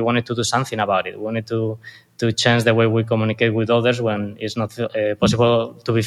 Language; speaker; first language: English; non-native, fluent; Spanish